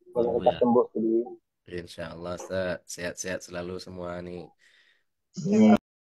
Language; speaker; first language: Indonesian; non-native, local second language; Minangkabau